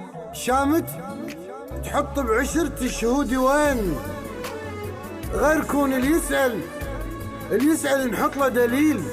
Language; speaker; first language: Arabic; native; Arabic